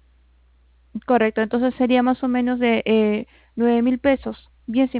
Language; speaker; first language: Spanish; native; Spanish